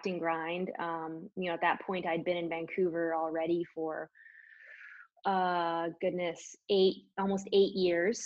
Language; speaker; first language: English; native; English